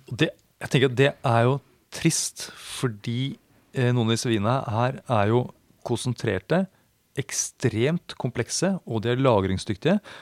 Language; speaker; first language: Norwegian; native; Norwegian